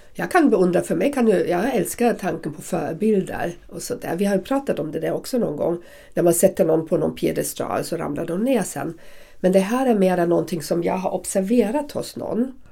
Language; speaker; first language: Swedish; native; Swedish